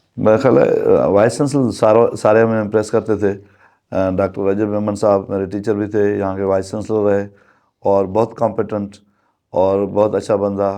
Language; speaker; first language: Urdu; non-native, local second language; Sindhi